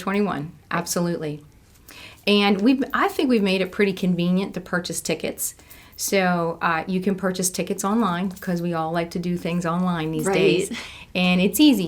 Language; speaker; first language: English; native; English